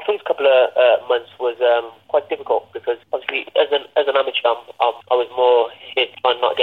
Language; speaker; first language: English; native; English